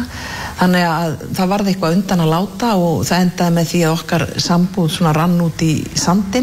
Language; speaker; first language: Icelandic; native; Icelandic